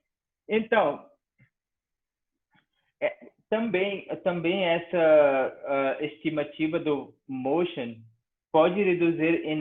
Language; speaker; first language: Portuguese; non-native, fluent; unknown